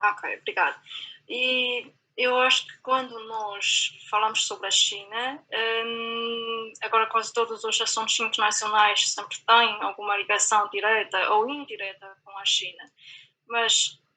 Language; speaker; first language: Portuguese; non-native, fluent; Chinese